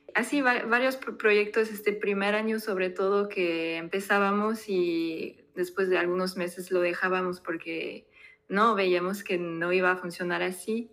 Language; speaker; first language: Spanish; non-native, fluent; French